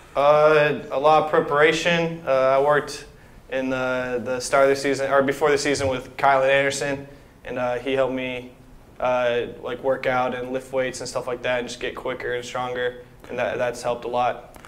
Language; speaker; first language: English; native; English